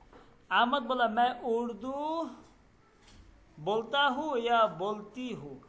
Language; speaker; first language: Hindi; non-native, fluent; Bangla